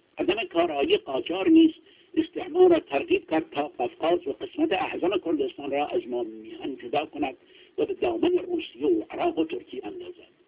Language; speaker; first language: Persian; non-native, local second language; Kurdish